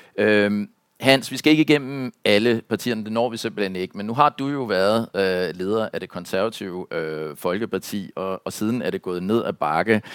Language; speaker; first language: Danish; native; Danish